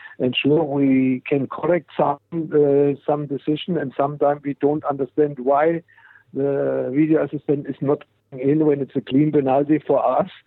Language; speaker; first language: English; non-native, fluent; German